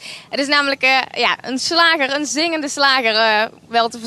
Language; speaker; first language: Dutch; native; Dutch